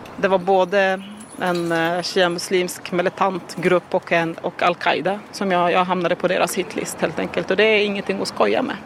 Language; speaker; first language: Swedish; non-native, fluent; Arabic